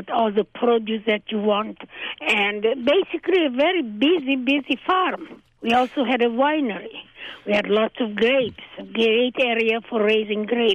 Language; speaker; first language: English; non-native, fluent; Hungarian